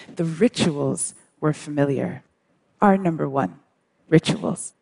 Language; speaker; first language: English; native; English